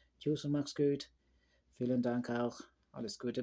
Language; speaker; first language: German; non-native, learner; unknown